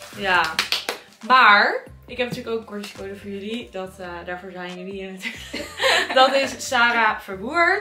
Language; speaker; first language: Dutch; native; Dutch